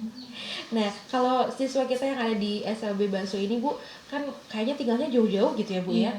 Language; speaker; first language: Indonesian; native; Indonesian